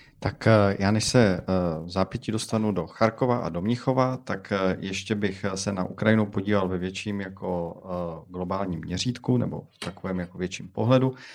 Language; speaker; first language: Czech; native; Czech